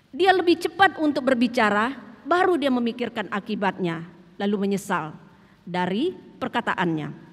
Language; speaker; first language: Indonesian; native; Indonesian